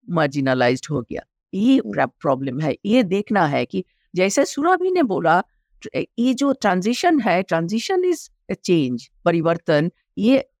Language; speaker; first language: Hindi; non-native, local second language; Bangla